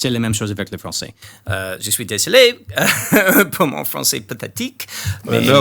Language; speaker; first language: French; non-native, learner; English